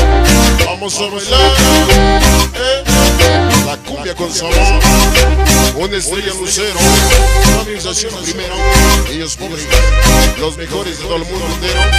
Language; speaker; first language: Spanish; native; Spanish